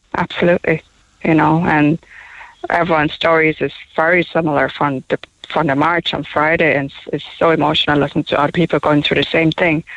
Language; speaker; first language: English; non-native, fluent; Chinese